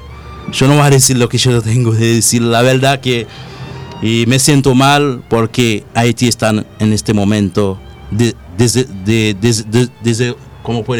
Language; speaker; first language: Spanish; non-native, learner; Haitian Creole